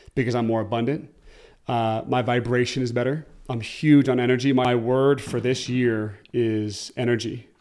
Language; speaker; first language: English; native; English